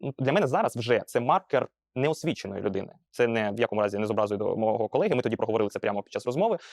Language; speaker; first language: Ukrainian; non-native, local second language; Russian